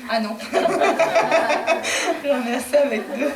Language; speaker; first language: French; non-native, fluent; Spanish